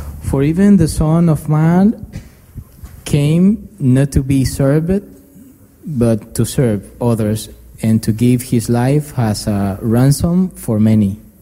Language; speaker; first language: English; non-native, learner; Spanish